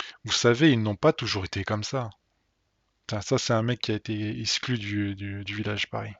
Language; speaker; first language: French; native; French